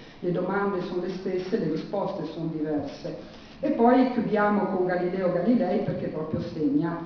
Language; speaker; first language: Italian; non-native, fluent; German